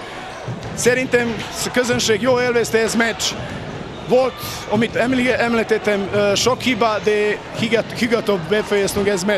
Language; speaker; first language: Hungarian; non-native, learner; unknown